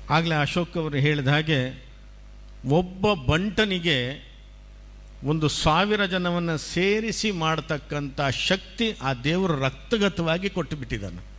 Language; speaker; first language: Kannada; non-native, local second language; Tulu